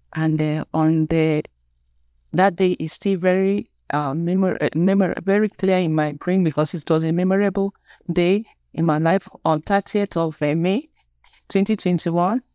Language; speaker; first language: English; non-native, local second language; Igbo